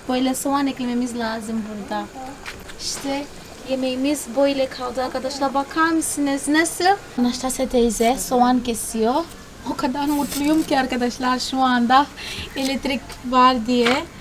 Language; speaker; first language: Turkish; non-native, fluent; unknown